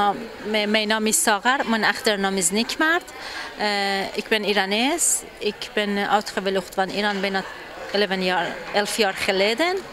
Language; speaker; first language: Dutch; non-native, fluent; Persian